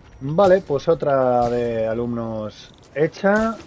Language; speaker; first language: Spanish; native; Spanish